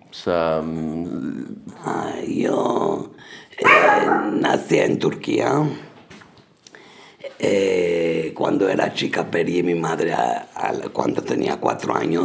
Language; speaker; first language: Spanish; early bilingual, heritage; Spanish